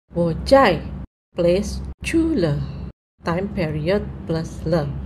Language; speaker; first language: Indonesian; non-native, local second language; Javanese